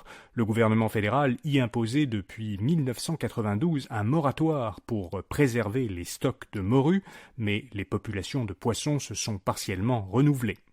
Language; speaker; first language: French; native; French